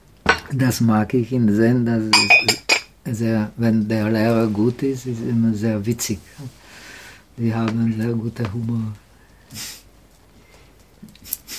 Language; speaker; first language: German; non-native, learner; Czech